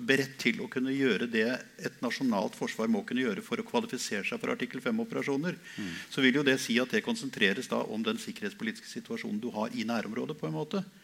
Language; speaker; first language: Norwegian; native; Norwegian